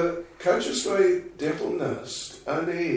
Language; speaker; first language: Russian; non-native, learner; English